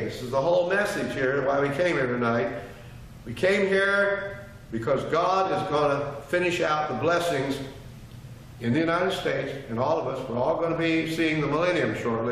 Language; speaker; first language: English; native; English